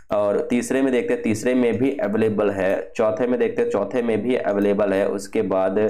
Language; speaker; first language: Hindi; native; Hindi